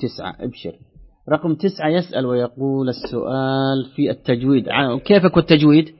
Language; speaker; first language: Arabic; native; Arabic